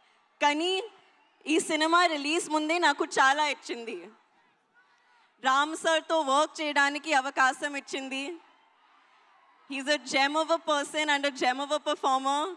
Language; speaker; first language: Telugu; non-native, learner; Hindi